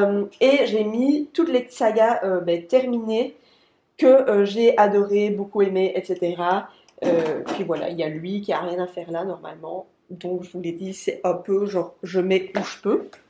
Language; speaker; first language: French; native; French